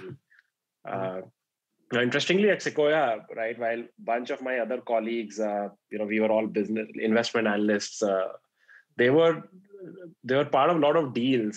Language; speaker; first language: English; non-native, local second language; Hindi